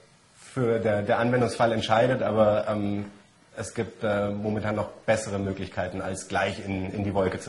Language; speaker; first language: German; native; German